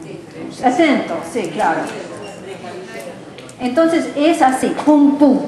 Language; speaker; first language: Spanish; non-native, learner; English